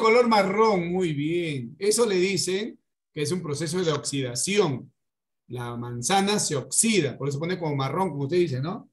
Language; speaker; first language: Spanish; native; Spanish